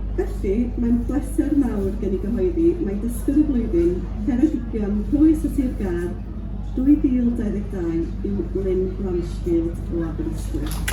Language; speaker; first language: Welsh; native; Welsh